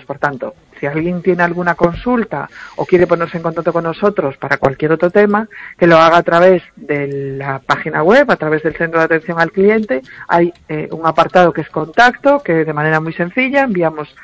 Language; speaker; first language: Spanish; native; Spanish